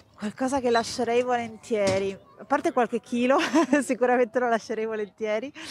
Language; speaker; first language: Italian; native; Italian